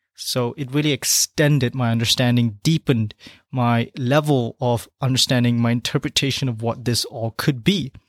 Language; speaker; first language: English; non-native, local second language; Chinese